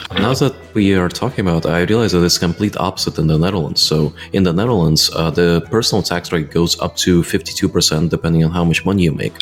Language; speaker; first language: English; non-native, fluent; Russian